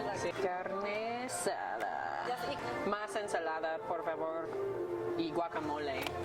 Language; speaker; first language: Spanish; non-native, learner; English